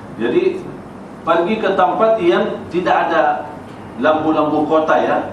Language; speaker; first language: Malay; non-native, fluent; Arabic